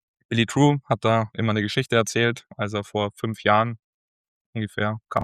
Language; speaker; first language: German; native; German